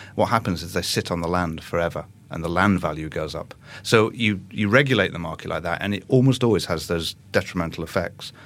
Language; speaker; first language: English; native; English